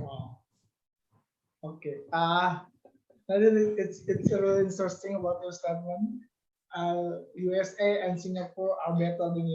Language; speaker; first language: English; non-native, learner; Indonesian